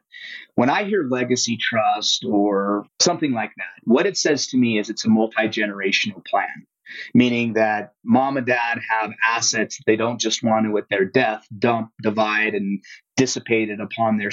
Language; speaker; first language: English; native; English